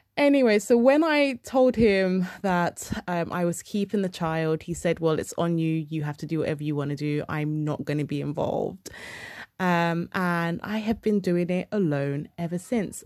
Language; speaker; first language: English; early bilingual, other home language; Yoruba